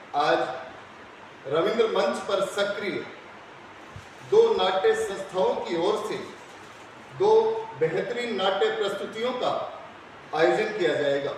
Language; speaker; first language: Hindi; native; Hindi